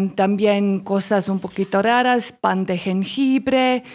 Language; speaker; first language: Spanish; non-native, learner; Estonian